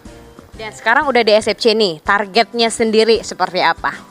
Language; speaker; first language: Indonesian; native; Indonesian